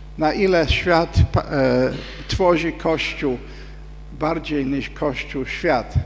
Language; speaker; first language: Polish; non-native, fluent; English